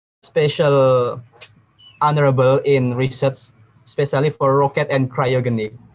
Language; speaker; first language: English; non-native, learner; Indonesian